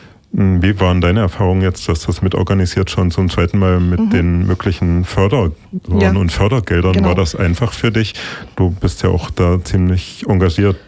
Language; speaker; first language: German; native; German